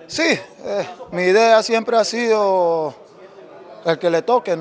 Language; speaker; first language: Spanish; native; Spanish